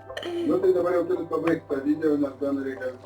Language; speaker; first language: Lithuanian; native; Lithuanian